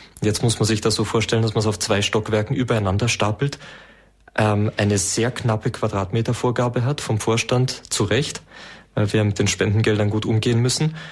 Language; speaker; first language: German; native; German